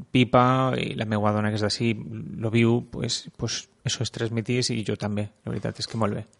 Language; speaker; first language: Catalan; non-native, local second language; Spanish